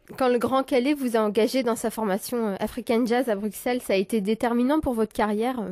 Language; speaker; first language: French; native; French